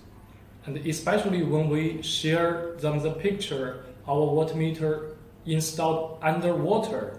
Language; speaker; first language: English; non-native, learner; Chinese